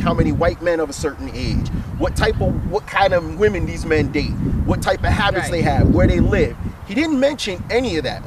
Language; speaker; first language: English; native; English